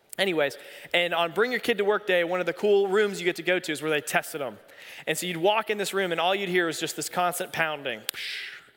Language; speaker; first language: English; native; English